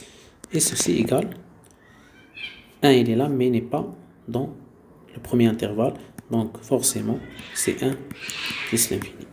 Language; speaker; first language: French; non-native, local second language; Arabic